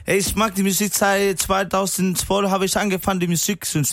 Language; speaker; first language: German; non-native, learner; Spanish